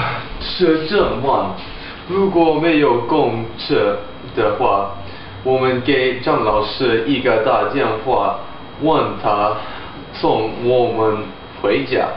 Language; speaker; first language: Chinese; non-native, learner; English